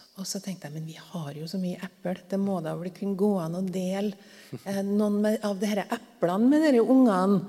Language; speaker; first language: Norwegian; native; Norwegian